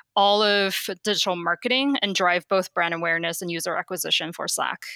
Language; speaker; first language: English; non-native, fluent; Chinese